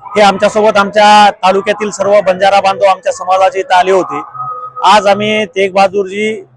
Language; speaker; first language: Marathi; non-native, local second language; Lambadi